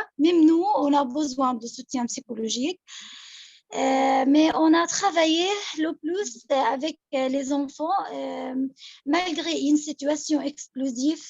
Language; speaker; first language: French; non-native, local second language; Arabic